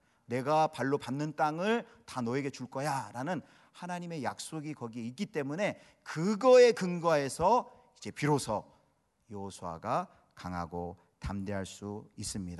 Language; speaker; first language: Korean; native; Korean